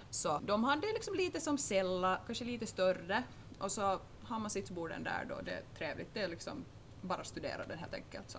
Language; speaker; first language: Swedish; native; Swedish